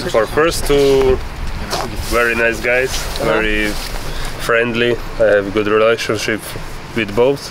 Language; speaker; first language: English; non-native, learner; Slovak